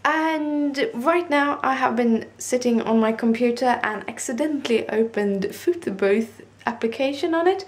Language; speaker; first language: English; non-native, fluent; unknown